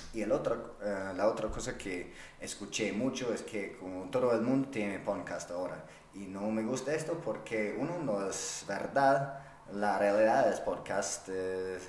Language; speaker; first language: Spanish; non-native, fluent; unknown